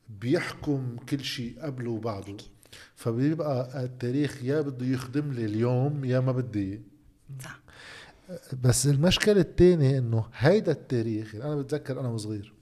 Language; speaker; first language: Arabic; native; Arabic